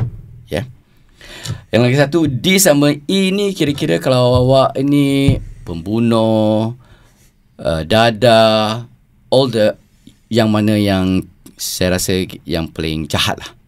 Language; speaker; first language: Malay; native; Malay